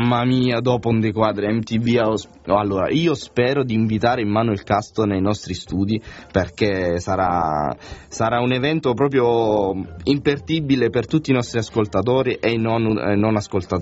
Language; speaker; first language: Italian; native; Italian